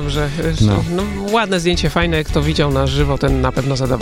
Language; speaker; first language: Polish; native; Polish